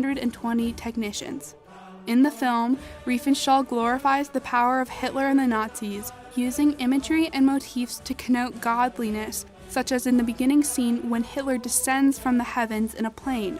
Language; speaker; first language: English; native; English